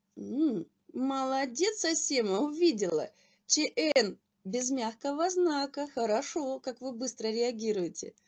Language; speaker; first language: Russian; native; Russian